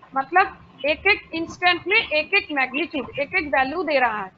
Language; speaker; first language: Hindi; non-native, local second language; Bangla